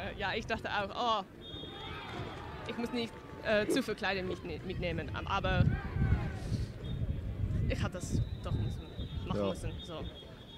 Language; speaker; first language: German; non-native, learner; Dutch